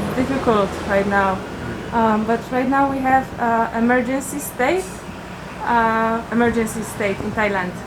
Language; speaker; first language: English; non-native, learner; Polish